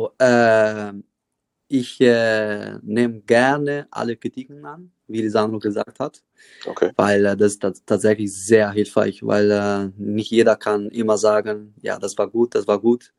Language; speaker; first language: German; non-native, fluent; Italian